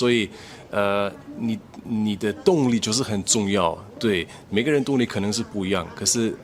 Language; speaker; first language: Chinese; non-native, fluent; German